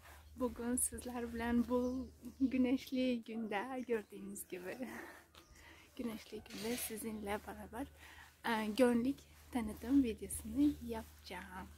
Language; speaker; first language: Turkish; non-native, learner; Uzbek